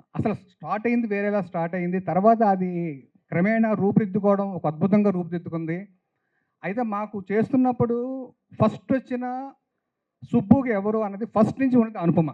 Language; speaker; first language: Telugu; native; Telugu